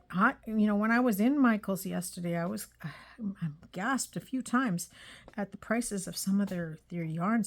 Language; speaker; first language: English; native; English